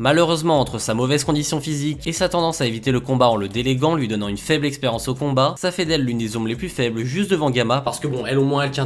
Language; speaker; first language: French; native; French